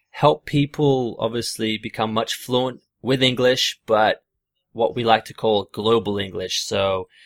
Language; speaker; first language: English; native; English